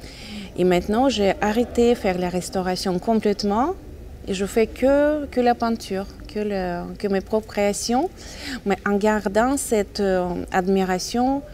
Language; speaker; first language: French; non-native, fluent; Russian